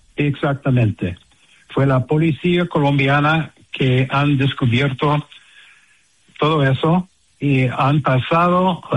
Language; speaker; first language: Spanish; non-native, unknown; English